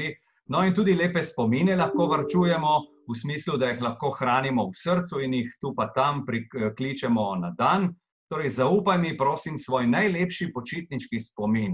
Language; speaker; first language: Slovenian; native; Slovenian